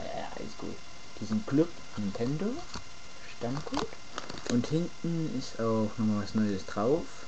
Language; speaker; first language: German; native; German